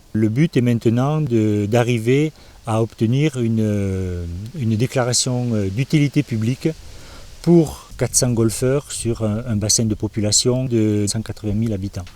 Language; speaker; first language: French; native; French